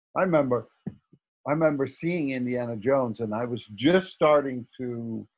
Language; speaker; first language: English; non-native, fluent; Dutch